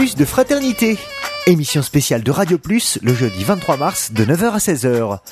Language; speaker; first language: French; native; French